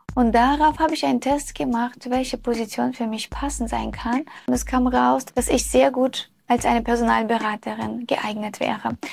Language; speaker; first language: German; early bilingual, other home language; Russian